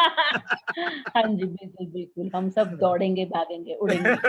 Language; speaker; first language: Hindi; native; Hindi